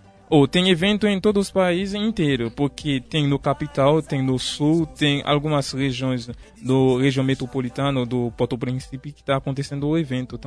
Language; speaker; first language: Portuguese; native; Portuguese